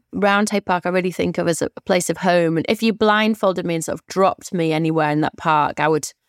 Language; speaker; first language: English; native; English